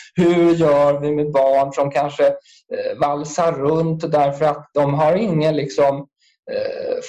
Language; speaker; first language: Swedish; native; Swedish